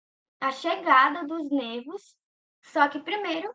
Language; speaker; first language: Portuguese; native; Portuguese